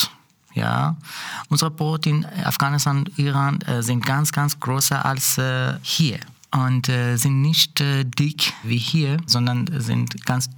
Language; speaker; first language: German; non-native, learner; Persian